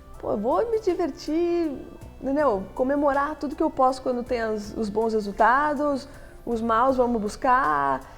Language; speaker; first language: Portuguese; native; Portuguese